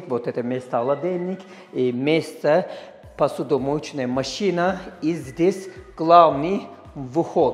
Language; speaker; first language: Russian; non-native, fluent; Turkish